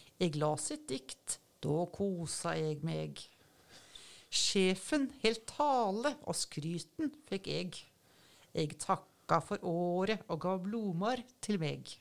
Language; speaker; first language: Norwegian; native; Norwegian